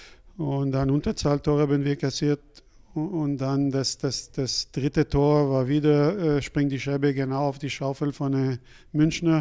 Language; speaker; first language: German; non-native, fluent; French